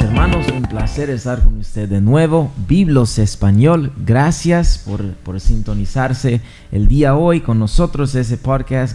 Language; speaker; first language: Spanish; non-native, fluent; English